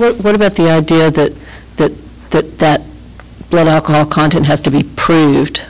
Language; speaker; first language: English; native; English